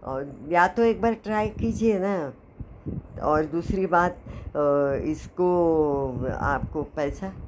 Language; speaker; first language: Hindi; non-native, local second language; Marathi